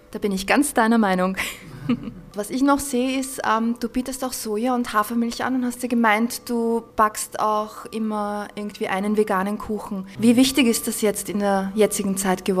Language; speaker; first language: German; native; German